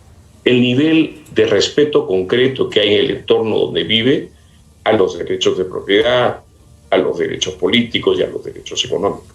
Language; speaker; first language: Spanish; native; Spanish